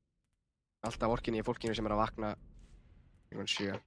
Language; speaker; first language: Icelandic; native; Icelandic